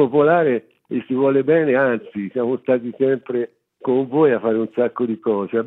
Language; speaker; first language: Italian; native; Italian